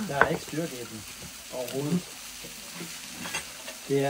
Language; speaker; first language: Danish; native; Danish